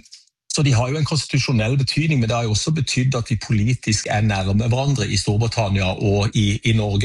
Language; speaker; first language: Norwegian; native; Norwegian